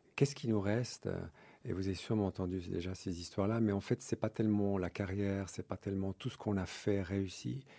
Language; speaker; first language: French; early bilingual, other home language; English